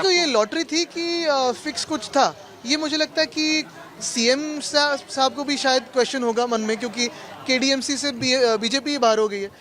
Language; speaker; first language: Hindi; non-native, local second language; Marathi